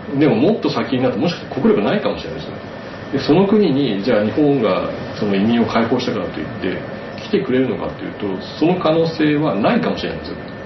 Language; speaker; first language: Japanese; native; Japanese